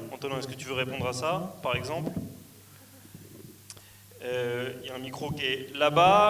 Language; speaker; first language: French; native; French